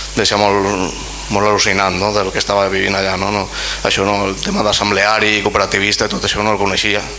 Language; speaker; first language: Catalan; non-native, local second language; Spanish